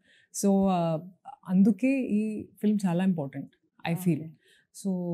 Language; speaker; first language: Telugu; non-native, fluent; Hindi